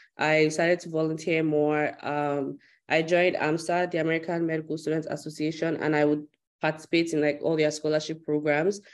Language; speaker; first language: English; non-native, local second language; Yoruba